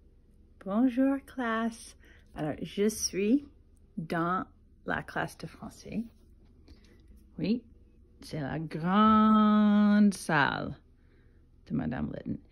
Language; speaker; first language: French; non-native, fluent; English